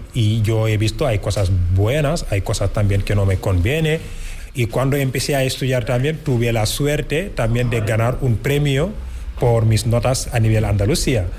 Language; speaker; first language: Spanish; non-native, fluent; Wolof